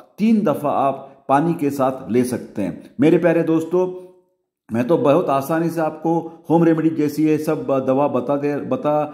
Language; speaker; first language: Hindi; non-native, local second language; Marathi